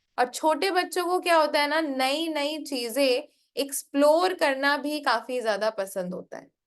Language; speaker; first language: Hindi; non-native, local second language; Bangla